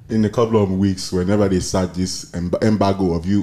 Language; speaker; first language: English; non-native, local second language; Yoruba